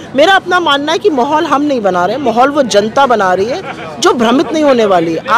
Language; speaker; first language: Hindi; native; Hindi